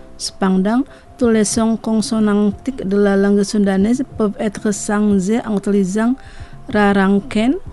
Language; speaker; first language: French; non-native, fluent; Indonesian